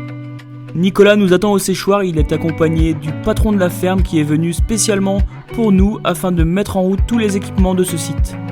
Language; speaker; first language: French; native; French